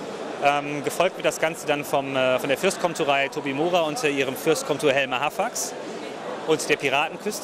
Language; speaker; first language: German; native; German